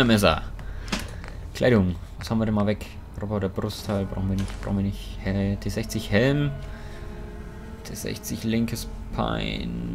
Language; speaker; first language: German; native; German